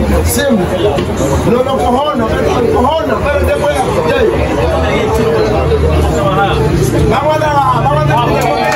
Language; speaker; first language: Spanish; non-native, learner; Haitian Creole